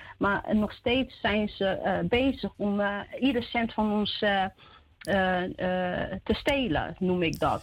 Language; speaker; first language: Dutch; early bilingual, other home language; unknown